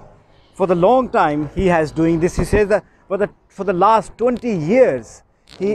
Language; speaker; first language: English; non-native, learner; Urdu